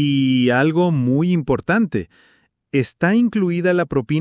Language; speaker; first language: Spanish; non-native, fluent; English